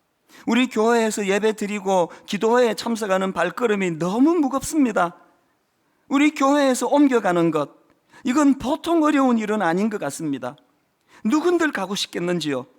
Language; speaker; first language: Korean; native; Korean